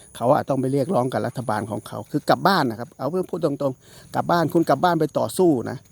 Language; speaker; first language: Thai; non-native, local second language; Northeastern Thai